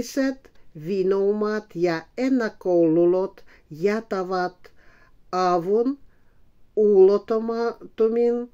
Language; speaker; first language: Finnish; non-native, fluent; Russian